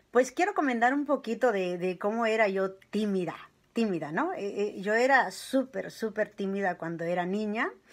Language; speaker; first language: Spanish; non-native, local second language; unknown